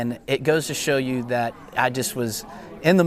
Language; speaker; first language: English; native; English